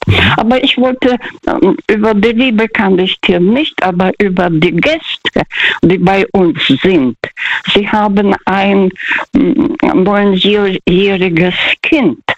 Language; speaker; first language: German; non-native, fluent; Russian